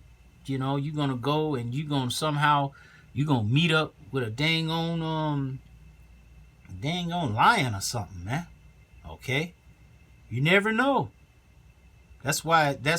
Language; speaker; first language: English; native; English